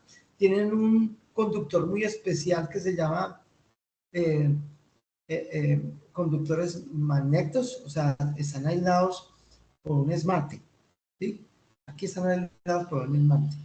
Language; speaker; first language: Spanish; native; Spanish